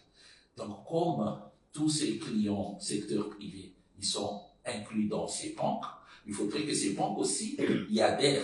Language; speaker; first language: French; non-native, local second language; Comorian